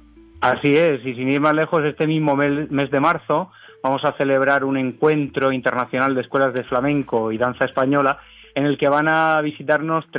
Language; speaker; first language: Spanish; native; Spanish